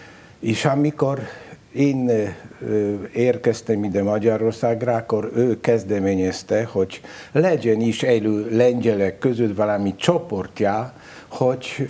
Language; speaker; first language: Hungarian; non-native, learner; Polish